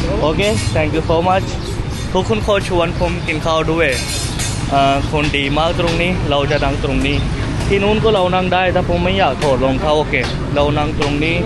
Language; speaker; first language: Thai; non-native, fluent; Urdu